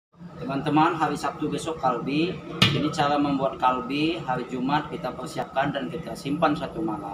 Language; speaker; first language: Indonesian; native; Indonesian